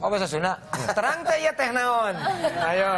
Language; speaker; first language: Indonesian; native; Indonesian